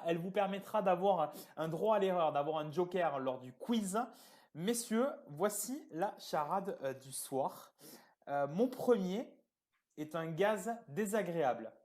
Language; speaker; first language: French; native; French